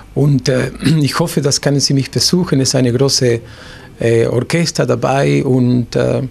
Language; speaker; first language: German; non-native, fluent; Spanish